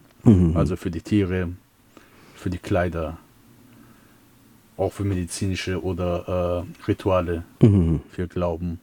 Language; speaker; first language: German; early bilingual, other home language; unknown